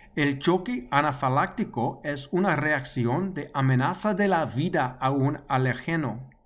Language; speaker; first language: Spanish; non-native, learner; English